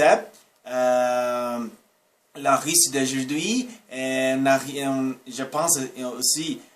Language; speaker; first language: French; non-native, learner; Portuguese